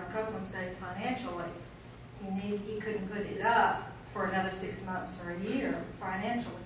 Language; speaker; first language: English; native; English